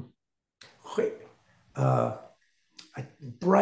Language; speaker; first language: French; non-native, learner; English